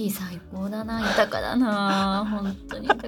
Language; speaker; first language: Japanese; native; Japanese